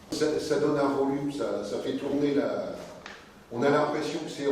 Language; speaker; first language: French; native; French